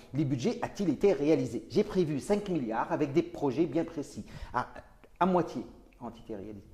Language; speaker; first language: French; non-native, local second language; Arabic